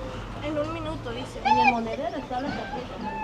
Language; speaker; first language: Spanish; native; Spanish